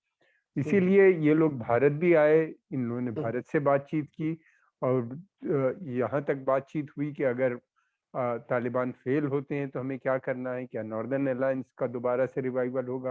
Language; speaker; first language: Hindi; native; Hindi